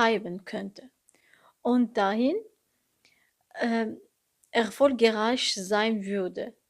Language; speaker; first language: German; non-native, learner; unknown